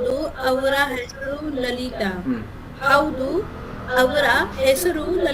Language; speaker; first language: Kannada; non-native, learner; Bhojpuri